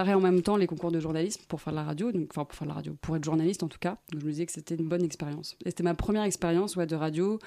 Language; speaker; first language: French; native; French